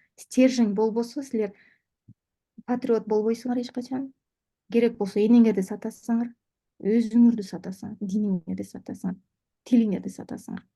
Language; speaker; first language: Kyrgyz; non-native, local second language; Russian